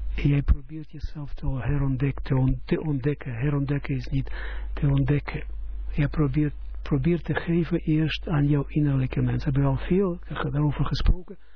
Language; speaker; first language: Dutch; non-native, fluent; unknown